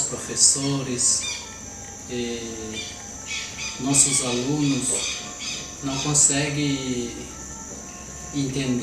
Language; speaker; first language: Portuguese; non-native, local second language; Guarani